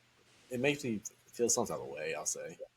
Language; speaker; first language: English; native; English